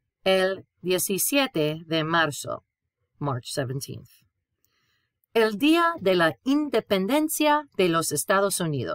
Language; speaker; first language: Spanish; non-native, fluent; English